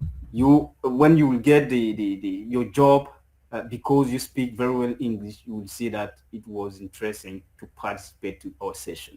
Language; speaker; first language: English; non-native, fluent; French